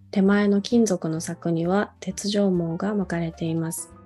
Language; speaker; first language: Japanese; non-native, fluent; Korean